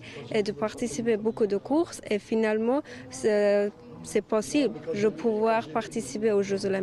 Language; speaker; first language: French; non-native, learner; Persian